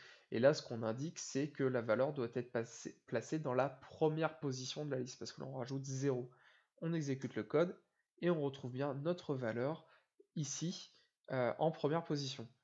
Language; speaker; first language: French; native; French